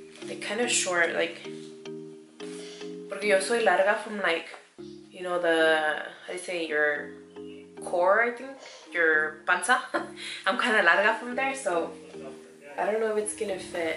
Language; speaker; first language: English; early bilingual, other home language; Spanish